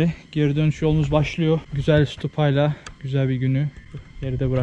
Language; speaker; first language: Turkish; native; Turkish